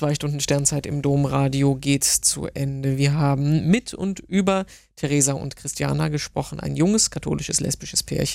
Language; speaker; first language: German; native; German